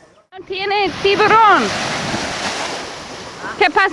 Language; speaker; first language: Spanish; non-native, learner; English